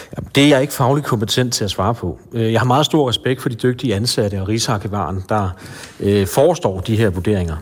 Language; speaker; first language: Danish; native; Danish